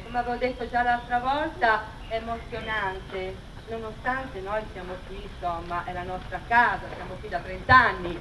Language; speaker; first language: Italian; native; Italian